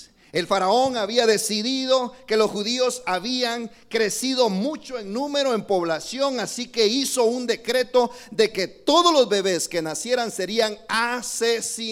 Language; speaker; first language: Spanish; native; Spanish